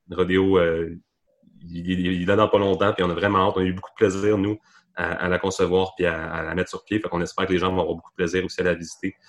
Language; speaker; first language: French; native; French